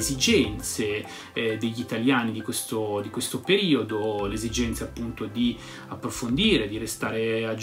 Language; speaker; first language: Italian; native; Italian